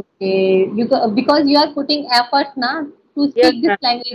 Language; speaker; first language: English; non-native, local second language; Hindi